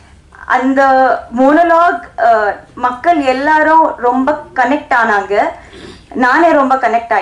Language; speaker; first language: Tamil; non-native, learner; Telugu